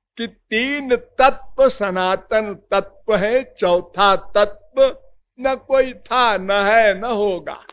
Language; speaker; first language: Hindi; native; Hindi